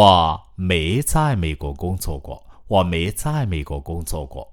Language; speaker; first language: Chinese; non-native, fluent; Burmese